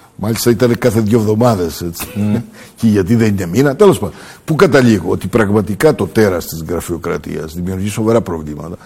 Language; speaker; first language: Greek; early bilingual, heritage; Greek